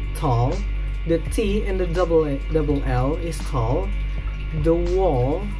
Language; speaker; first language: English; non-native, fluent; Indonesian